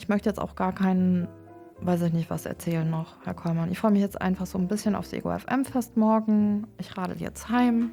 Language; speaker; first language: German; native; German